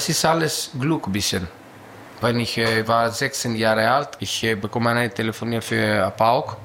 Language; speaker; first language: German; non-native, fluent; Greek